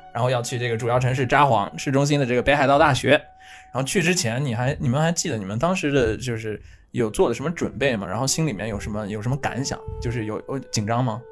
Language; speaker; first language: Chinese; native; Chinese